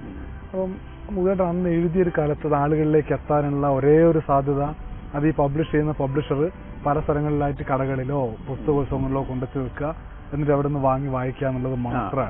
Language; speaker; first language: Malayalam; native; Malayalam